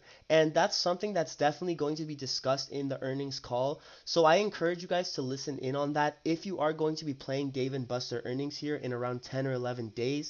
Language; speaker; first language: English; native; English